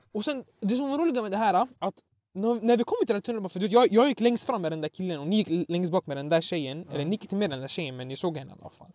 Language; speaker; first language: Swedish; early bilingual, other home language; Arabic